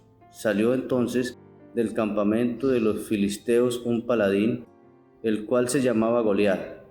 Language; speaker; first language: Spanish; native; Spanish